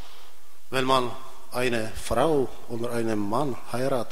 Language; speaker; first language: German; non-native, fluent; Polish